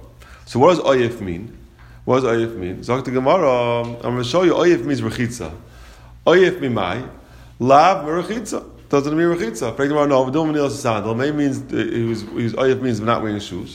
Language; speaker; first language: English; native; English